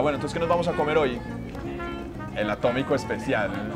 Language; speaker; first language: Spanish; native; Spanish